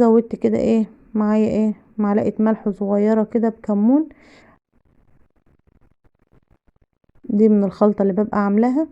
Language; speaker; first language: Arabic; native; Arabic